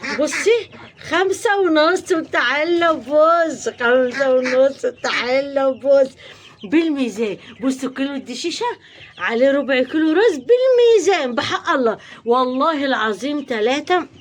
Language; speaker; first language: Arabic; native; Arabic